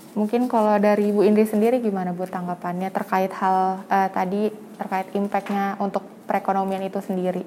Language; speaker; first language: Indonesian; native; Indonesian